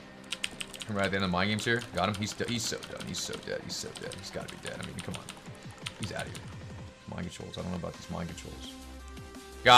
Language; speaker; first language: English; native; English